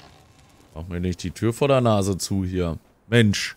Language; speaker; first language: German; native; German